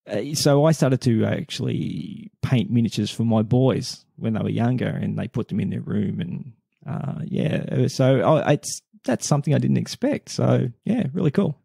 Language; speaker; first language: English; native; English